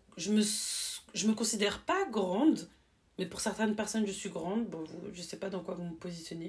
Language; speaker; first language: French; native; French